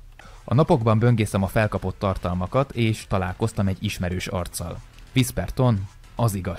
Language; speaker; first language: Hungarian; native; Hungarian